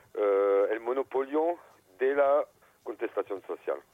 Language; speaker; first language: Spanish; non-native, fluent; French